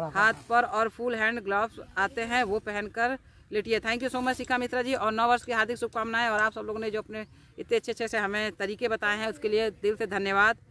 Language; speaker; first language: Hindi; native; Hindi